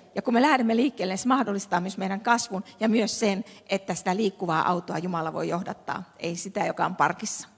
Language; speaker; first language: Finnish; native; Finnish